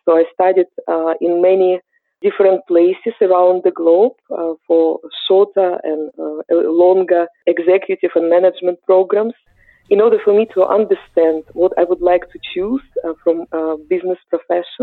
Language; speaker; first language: English; non-native, fluent; Ukrainian